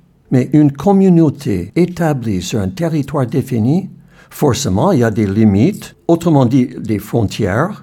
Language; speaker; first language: French; non-native, fluent; English